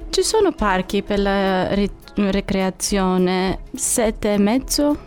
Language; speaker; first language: Italian; non-native, learner; Greek